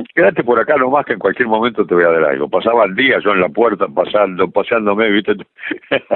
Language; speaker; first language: Spanish; native; Spanish